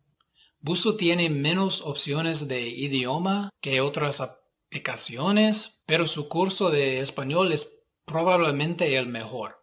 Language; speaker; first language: Spanish; non-native, fluent; English